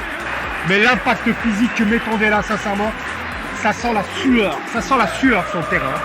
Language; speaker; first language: French; native; French